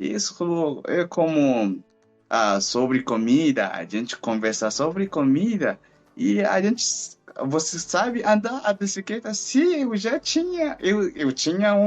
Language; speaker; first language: Portuguese; non-native, fluent; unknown